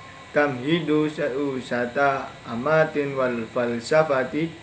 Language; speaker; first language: Arabic; non-native, learner; Indonesian